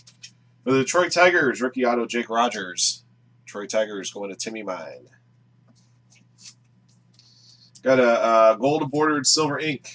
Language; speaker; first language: English; native; English